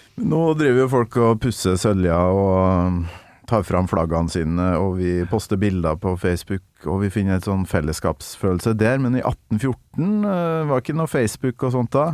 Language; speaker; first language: Norwegian; native; Norwegian